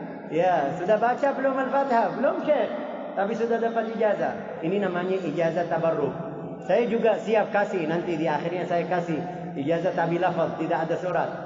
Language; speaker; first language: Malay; non-native, learner; Arabic